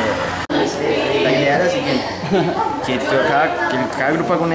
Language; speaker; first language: Spanish; native; Spanish